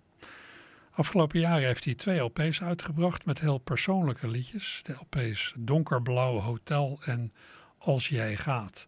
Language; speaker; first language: Dutch; native; Dutch